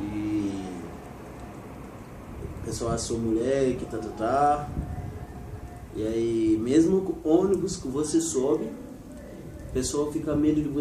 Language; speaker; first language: Portuguese; non-native, learner; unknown